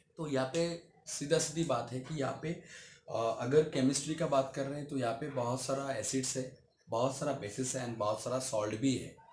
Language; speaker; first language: Hindi; non-native, local second language; Bangla